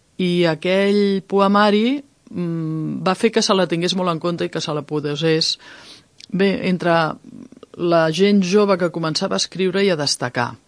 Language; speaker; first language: Catalan; native; Catalan